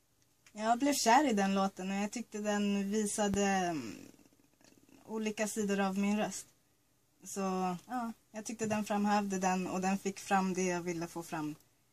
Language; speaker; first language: Swedish; early bilingual, other home language; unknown